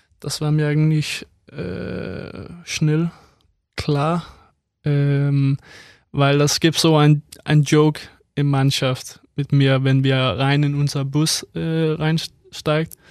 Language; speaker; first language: German; non-native, fluent; Danish